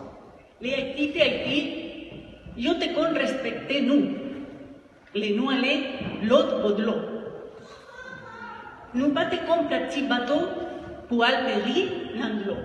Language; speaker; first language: Haitian Creole; non-native, learner; Spanish